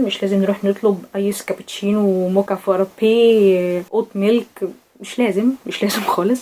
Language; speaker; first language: Arabic; native; Arabic